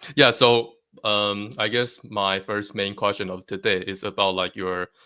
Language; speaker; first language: English; non-native, fluent; Chinese